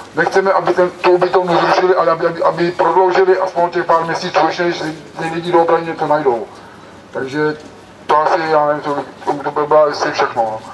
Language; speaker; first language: Czech; native; Czech